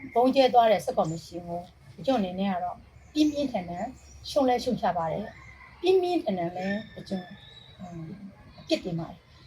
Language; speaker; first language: Burmese; native; Burmese